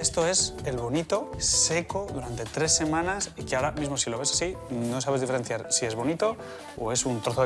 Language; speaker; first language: Spanish; native; Spanish